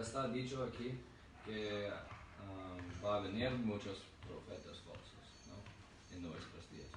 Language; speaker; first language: Spanish; non-native, learner; English